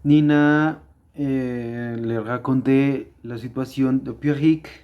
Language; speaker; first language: French; non-native, learner; Spanish